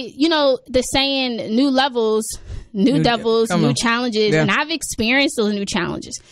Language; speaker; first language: English; native; English